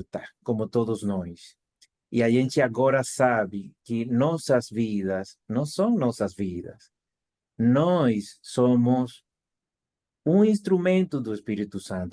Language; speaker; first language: Portuguese; non-native, fluent; Spanish